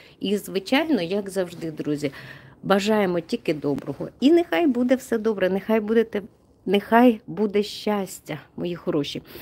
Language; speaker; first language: Ukrainian; non-native, local second language; Russian